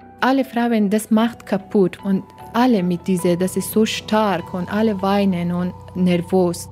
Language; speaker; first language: German; non-native, learner; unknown